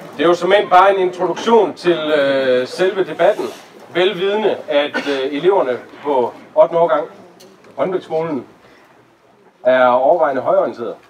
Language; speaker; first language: Danish; native; Danish